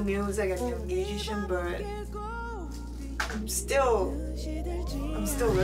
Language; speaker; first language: English; non-native, learner; Korean